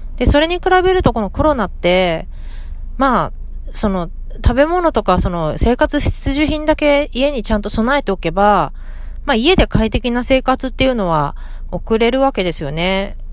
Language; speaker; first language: Japanese; native; Japanese